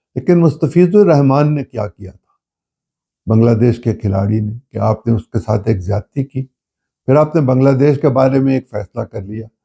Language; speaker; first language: Urdu; non-native, local second language; Punjabi